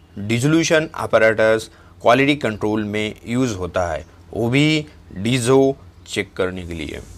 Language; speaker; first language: Hindi; non-native, local second language; Marathi